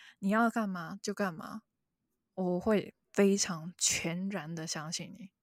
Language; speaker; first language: Chinese; native; Chinese